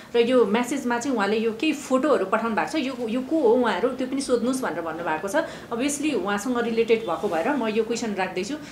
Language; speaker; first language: Nepali; native; Nepali